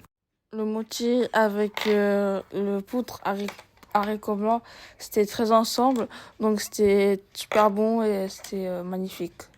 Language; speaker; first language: French; non-native, learner; Japanese